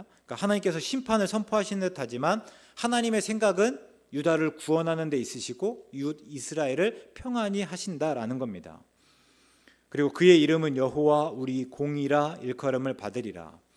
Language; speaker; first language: Korean; native; Korean